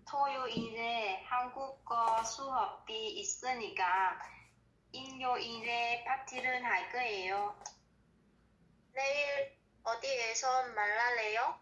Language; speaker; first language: Korean; non-native, learner; Vietnamese